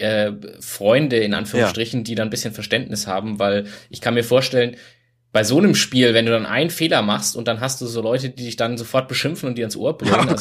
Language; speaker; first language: German; native; German